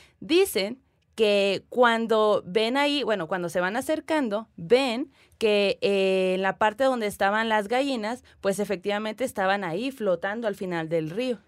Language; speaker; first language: Spanish; native; Spanish